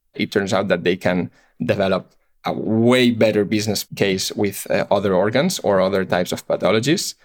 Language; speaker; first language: English; non-native, fluent; Catalan